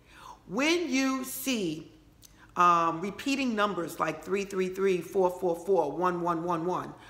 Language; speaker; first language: English; native; English